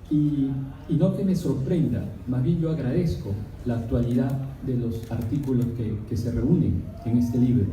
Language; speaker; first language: Spanish; native; Spanish